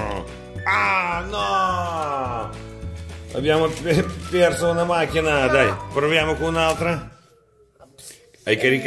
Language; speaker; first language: Italian; non-native, fluent; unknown